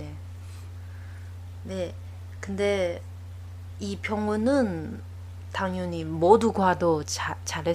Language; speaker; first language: Korean; non-native, learner; Chinese